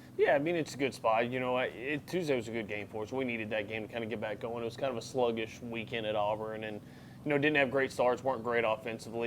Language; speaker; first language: English; native; English